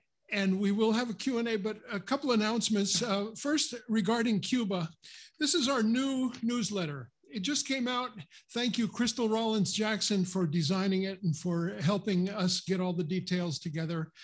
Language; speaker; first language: English; native; English